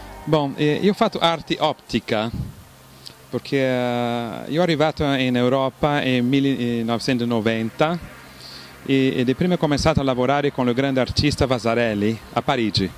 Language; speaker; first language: Italian; non-native, fluent; Portuguese